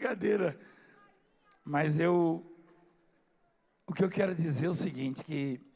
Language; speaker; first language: Portuguese; native; Portuguese